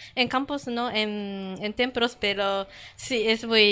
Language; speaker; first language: Spanish; non-native, learner; Japanese